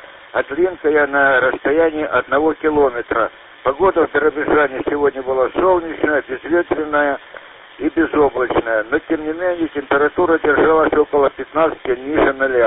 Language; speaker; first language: Russian; native; Russian